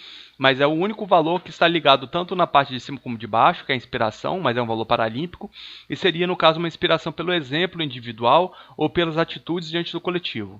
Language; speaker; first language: Portuguese; native; Portuguese